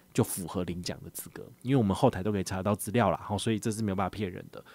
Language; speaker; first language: Chinese; native; Chinese